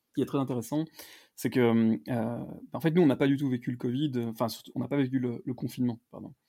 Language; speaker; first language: French; native; French